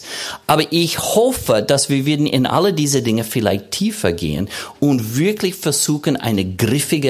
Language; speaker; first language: German; non-native, fluent; English